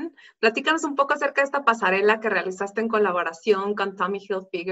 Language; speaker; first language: Spanish; native; Spanish